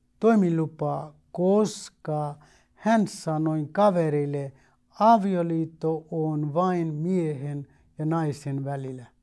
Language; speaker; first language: Finnish; non-native, fluent; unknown